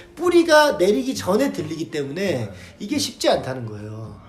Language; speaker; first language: Korean; native; Korean